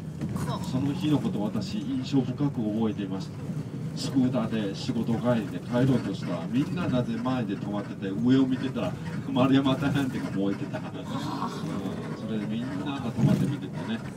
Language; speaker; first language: Japanese; non-native, fluent; Chinese